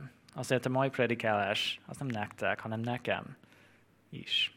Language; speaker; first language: Hungarian; non-native, fluent; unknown